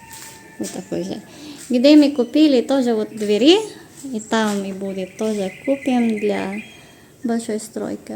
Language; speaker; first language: Russian; non-native, learner; Filipino